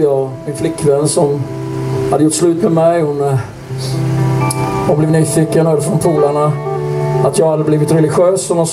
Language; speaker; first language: Swedish; native; Swedish